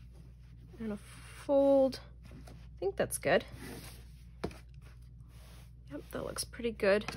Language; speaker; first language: English; native; English